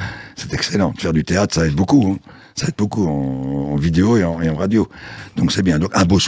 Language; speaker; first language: French; native; French